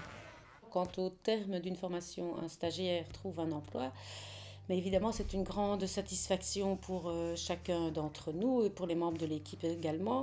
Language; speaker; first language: French; native; French